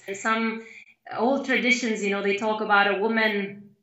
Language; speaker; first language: English; non-native, fluent; Lithuanian